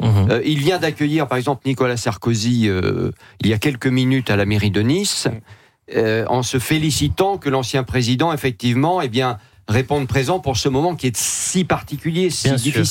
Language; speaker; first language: French; native; French